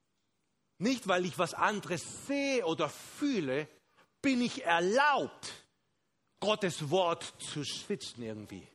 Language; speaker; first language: German; non-native, fluent; Spanish